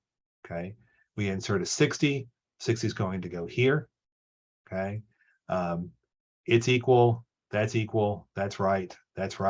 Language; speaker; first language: English; native; English